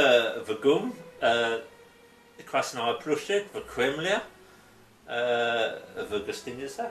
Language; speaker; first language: Russian; non-native, learner; English